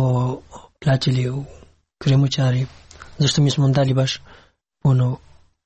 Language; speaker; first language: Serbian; non-native, learner; Pashto